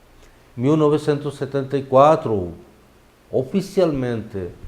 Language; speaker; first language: Portuguese; non-native, fluent; Urdu